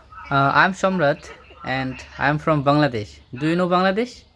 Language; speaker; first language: English; non-native, fluent; Bangla